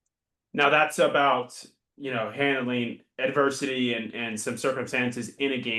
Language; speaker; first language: English; native; English